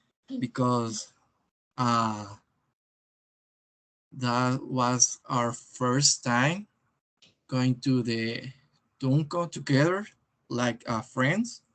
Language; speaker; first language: English; non-native, learner; Spanish